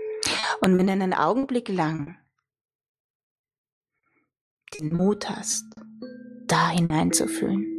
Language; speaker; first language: German; native; German